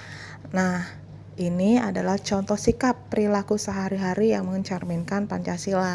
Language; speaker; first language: Indonesian; native; Indonesian